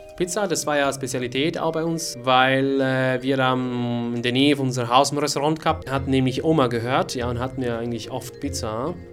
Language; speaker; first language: German; non-native, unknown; Italian